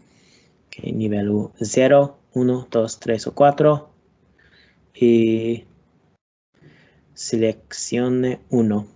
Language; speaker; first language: Spanish; non-native, learner; English